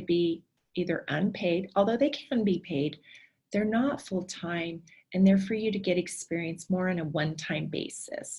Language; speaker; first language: English; native; English